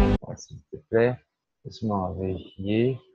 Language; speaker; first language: French; non-native, fluent; Portuguese